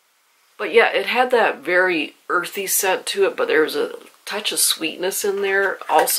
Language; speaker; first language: English; native; English